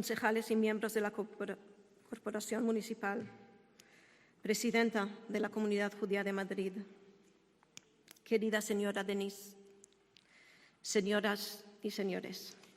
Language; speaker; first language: Spanish; non-native, fluent; Hebrew